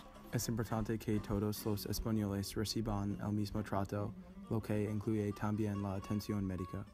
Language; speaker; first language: Spanish; non-native, learner; English